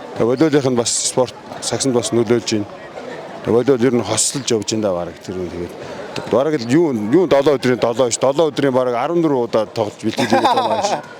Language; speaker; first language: Mongolian; native; Mongolian